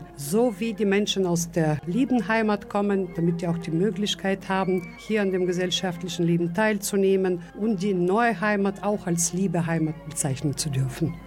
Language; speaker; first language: German; non-native, fluent; Bulgarian